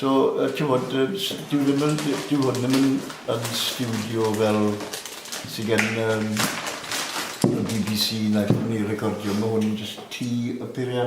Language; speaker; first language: Welsh; native; Welsh